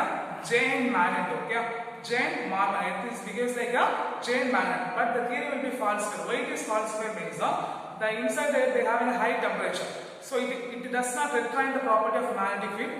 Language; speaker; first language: English; non-native, local second language; Tamil